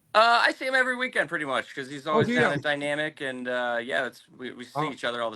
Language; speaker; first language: English; native; English